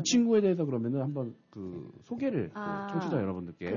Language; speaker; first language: Korean; native; Korean